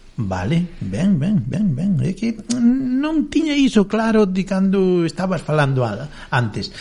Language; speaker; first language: Galician; native; Galician